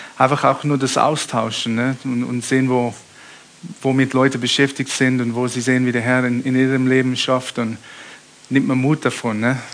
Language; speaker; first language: German; early bilingual, heritage; German